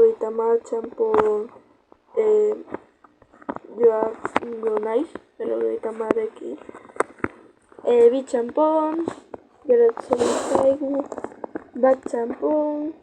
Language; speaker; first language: Basque; non-native, local second language; Spanish